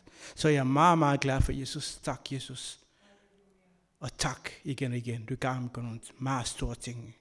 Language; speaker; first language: Danish; non-native, learner; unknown